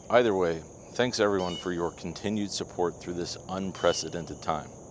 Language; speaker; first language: English; native; English